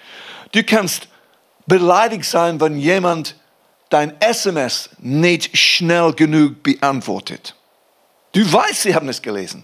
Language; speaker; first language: German; non-native, fluent; English